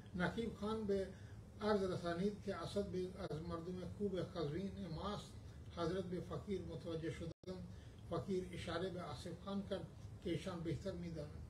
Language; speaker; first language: Persian; non-native, fluent; Hindi